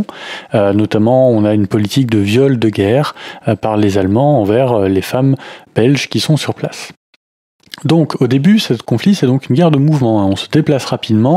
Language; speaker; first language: French; native; French